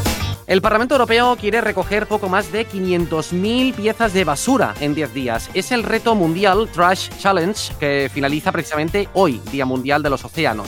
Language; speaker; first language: Spanish; native; Spanish